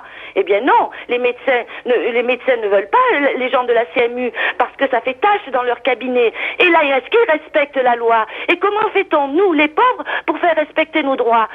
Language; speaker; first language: French; native; French